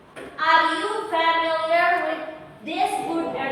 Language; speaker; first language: English; non-native, learner; Indonesian